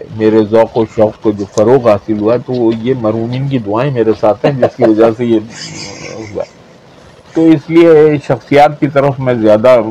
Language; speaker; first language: Urdu; native; Urdu